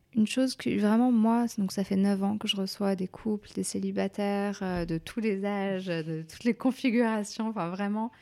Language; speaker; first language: French; native; French